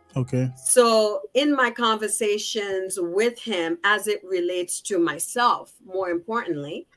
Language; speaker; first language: English; early bilingual, other home language; Haitian Creole